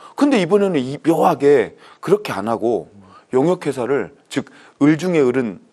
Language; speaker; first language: Korean; native; Korean